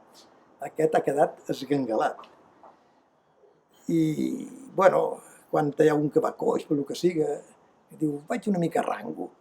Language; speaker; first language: Catalan; native; Catalan